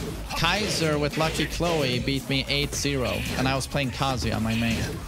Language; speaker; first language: English; non-native, fluent; Swedish